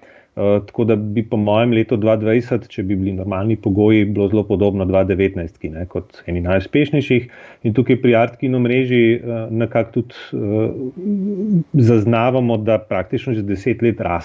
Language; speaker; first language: Slovenian; native; Slovenian